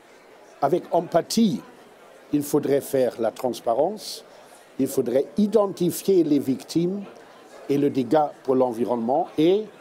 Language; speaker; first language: French; non-native, fluent; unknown